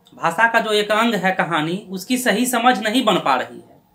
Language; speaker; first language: Hindi; native; Hindi